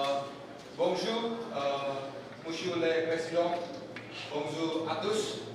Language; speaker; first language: French; non-native, learner; Indonesian